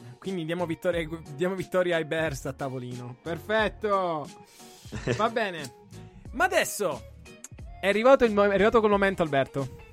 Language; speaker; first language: Italian; native; Italian